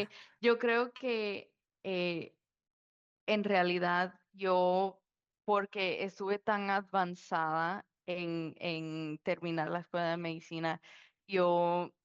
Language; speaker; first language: Spanish; early bilingual, heritage; Spanish